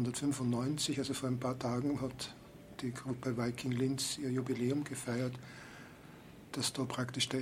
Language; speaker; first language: German; native; German